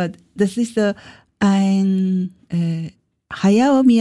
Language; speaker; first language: German; non-native, learner; Japanese